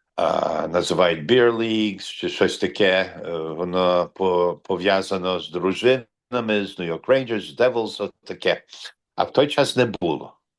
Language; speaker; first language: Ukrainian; early bilingual, heritage; Ukrainian